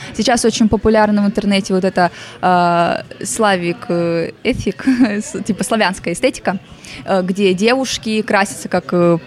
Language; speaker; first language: Russian; native; Russian